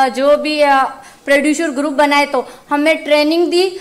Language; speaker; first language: Hindi; native; Hindi